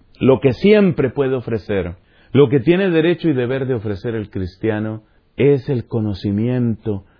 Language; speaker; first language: Spanish; native; Spanish